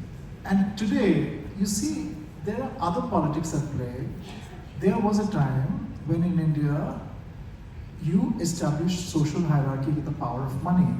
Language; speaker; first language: English; non-native, local second language; Bangla